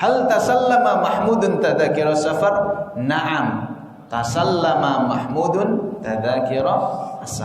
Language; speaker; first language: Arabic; non-native, fluent; Indonesian